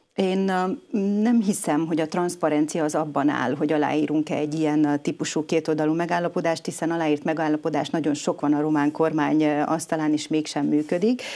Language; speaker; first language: Hungarian; native; Hungarian